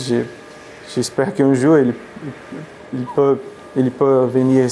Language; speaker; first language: French; non-native, learner; Portuguese